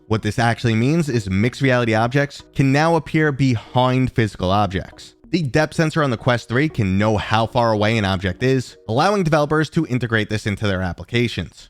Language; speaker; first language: English; native; English